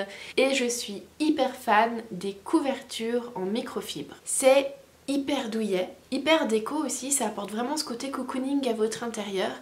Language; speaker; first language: French; native; French